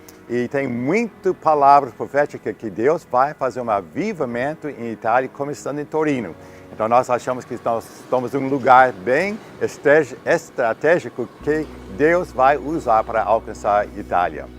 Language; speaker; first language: Portuguese; non-native, learner; English